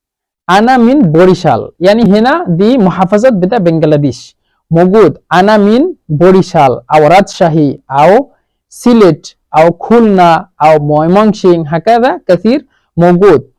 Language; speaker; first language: Arabic; non-native, learner; Bangla